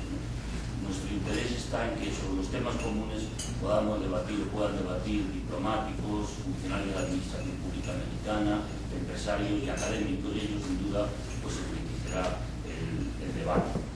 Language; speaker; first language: Spanish; native; Spanish